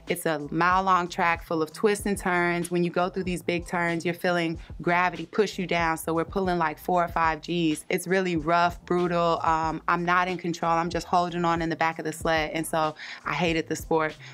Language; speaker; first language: English; native; English